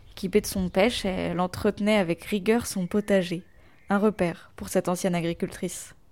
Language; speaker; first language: French; non-native, local second language; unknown